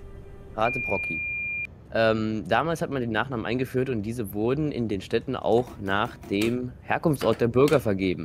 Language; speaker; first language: German; native; German